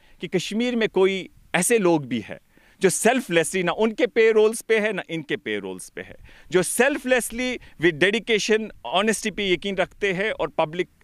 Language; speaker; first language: Hindi; non-native, local second language; Kashmiri